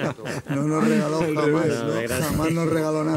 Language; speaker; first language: Spanish; native; Spanish